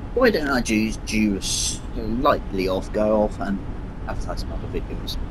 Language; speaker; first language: English; native; English